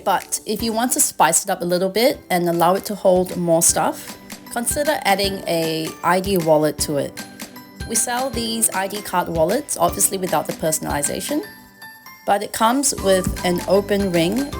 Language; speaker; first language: English; native; English